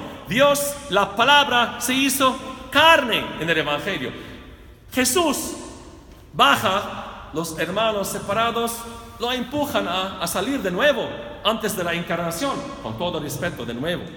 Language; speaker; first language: Spanish; non-native, fluent; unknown